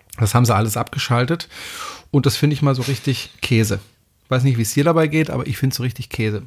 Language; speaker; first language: German; non-native, fluent; French